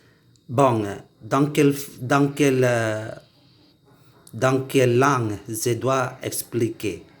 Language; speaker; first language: French; non-native, learner; Indonesian